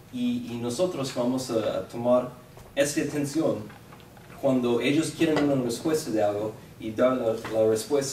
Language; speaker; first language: Spanish; non-native, fluent; English